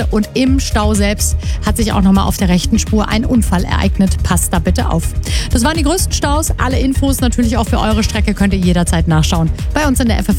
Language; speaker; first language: German; native; German